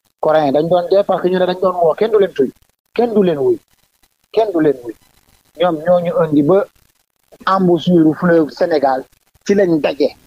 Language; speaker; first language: Wolof; non-native, local second language; Jola-Fonyi